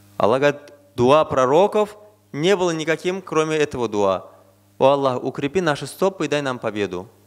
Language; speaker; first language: Russian; non-native, fluent; Azerbaijani